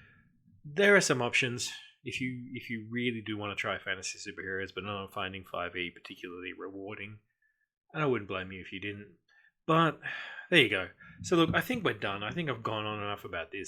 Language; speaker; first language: English; native; English